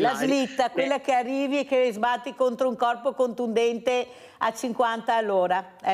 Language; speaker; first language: Italian; native; Italian